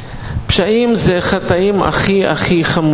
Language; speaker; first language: Hebrew; non-native, fluent; Russian